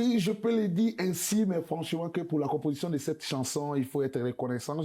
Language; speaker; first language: French; non-native, local second language; Bambara